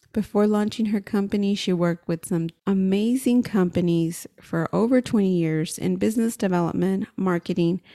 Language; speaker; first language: English; native; English